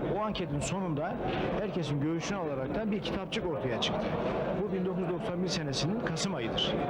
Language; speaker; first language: Turkish; native; Turkish